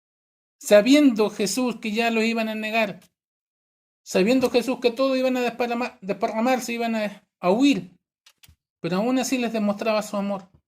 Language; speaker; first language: Spanish; native; Spanish